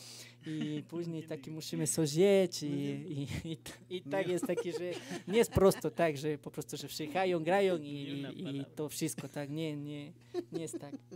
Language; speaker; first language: Polish; non-native, fluent; Spanish